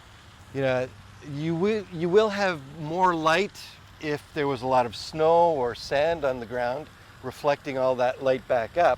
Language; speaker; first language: English; native; English